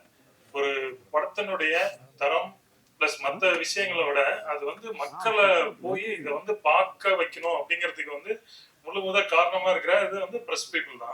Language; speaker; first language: Tamil; native; Tamil